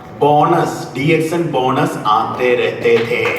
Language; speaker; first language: Hindi; non-native, learner; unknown